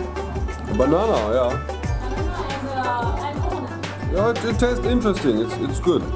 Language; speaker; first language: English; non-native, fluent; German